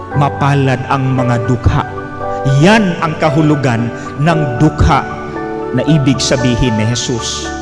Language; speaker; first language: Filipino; non-native, local second language; Cebuano